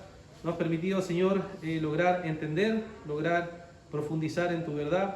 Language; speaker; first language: Spanish; native; Spanish